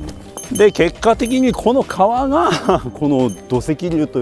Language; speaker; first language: Japanese; native; Japanese